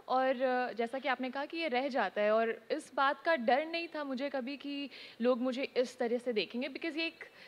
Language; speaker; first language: Hindi; native; Hindi